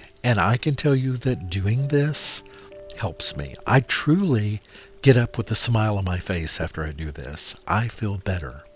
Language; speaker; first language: English; native; English